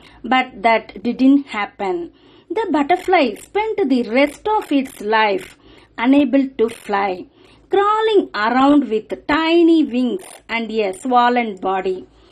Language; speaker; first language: English; non-native, local second language; Tamil